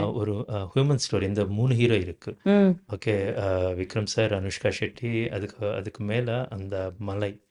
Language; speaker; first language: Tamil; non-native, learner; Telugu